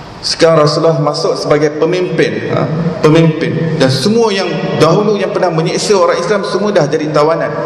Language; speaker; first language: Malay; native; Malay